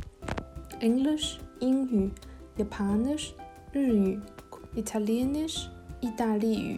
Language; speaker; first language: German; non-native, fluent; Chinese